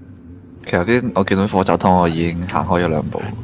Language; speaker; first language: Chinese; native; Chinese